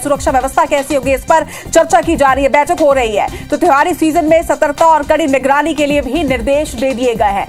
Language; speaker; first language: Hindi; native; Hindi